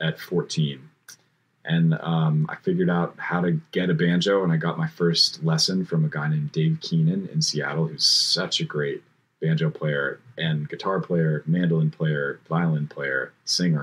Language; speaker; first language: English; native; English